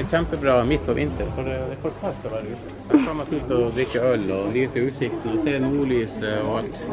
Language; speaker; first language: Portuguese; non-native, learner; Norwegian